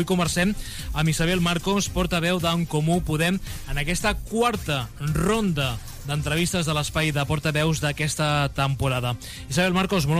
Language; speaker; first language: Catalan; native; Catalan